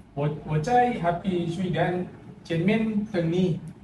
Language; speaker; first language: Chinese; non-native, learner; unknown